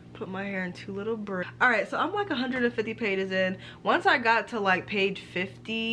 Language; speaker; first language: English; native; English